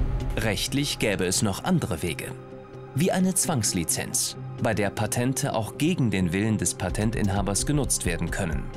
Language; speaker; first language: German; native; German